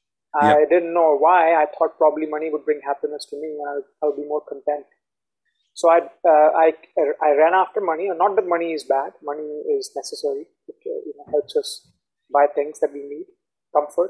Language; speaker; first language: English; non-native, local second language; Hindi